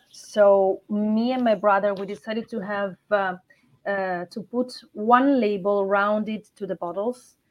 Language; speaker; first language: English; non-native, fluent; Italian